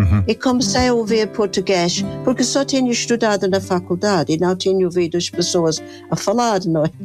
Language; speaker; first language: Portuguese; non-native, fluent; English